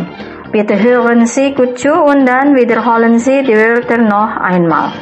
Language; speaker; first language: German; non-native, fluent; Indonesian